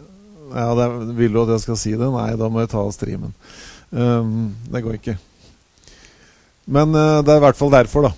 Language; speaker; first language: Norwegian; native; Norwegian